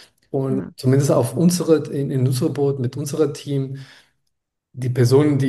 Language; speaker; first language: German; non-native, fluent; Spanish